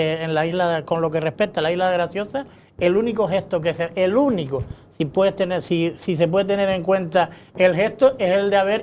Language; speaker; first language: Spanish; native; Spanish